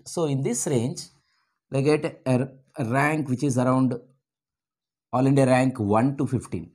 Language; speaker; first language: English; non-native, local second language; Telugu